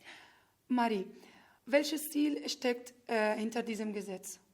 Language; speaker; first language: German; non-native, fluent; Pashto